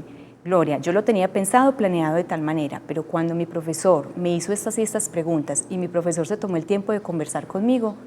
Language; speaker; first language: Spanish; native; Spanish